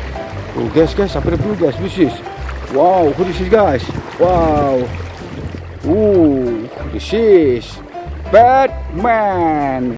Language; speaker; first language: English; non-native, learner; Indonesian